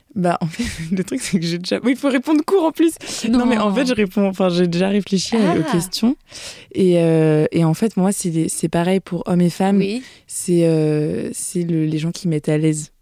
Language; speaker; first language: French; native; French